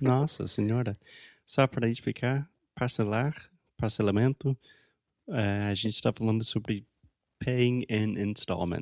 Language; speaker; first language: Portuguese; non-native, fluent; English